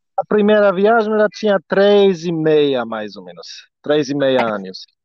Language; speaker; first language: Portuguese; non-native, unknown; German